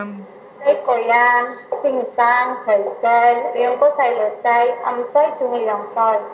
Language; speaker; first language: Chinese; non-native, learner; Indonesian